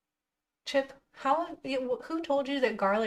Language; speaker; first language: English; native; English